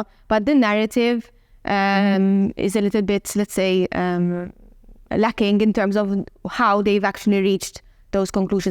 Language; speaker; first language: English; non-native, local second language; Maltese